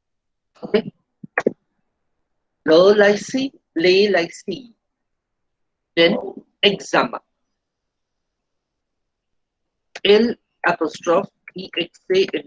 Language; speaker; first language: French; non-native, fluent; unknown